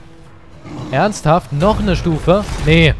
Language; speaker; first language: German; native; German